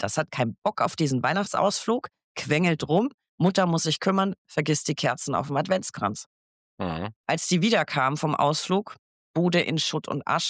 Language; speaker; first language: German; native; German